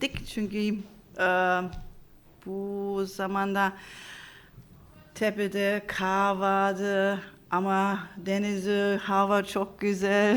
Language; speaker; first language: Turkish; non-native, learner; German